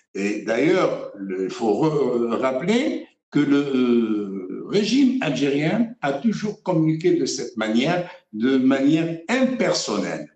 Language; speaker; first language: French; non-native, local second language; Arabic